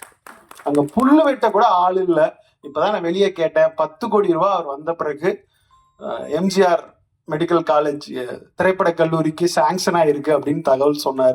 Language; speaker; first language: Tamil; native; Tamil